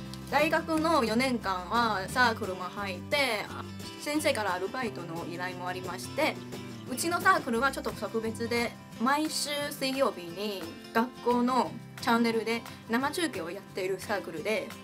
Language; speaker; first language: Japanese; non-native, fluent; Chinese